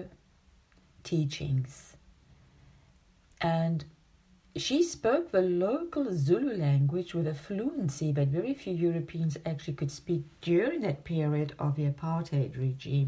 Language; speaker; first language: English; native; English